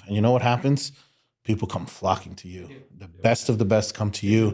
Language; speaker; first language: English; native; English